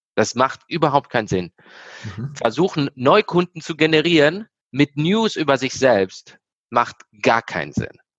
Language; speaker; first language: German; early bilingual, heritage; German